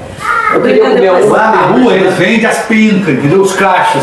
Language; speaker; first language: Portuguese; native; Portuguese